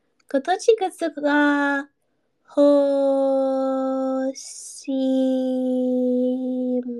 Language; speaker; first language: Japanese; non-native, learner; English